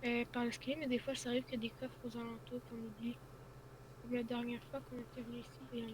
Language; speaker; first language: French; native; French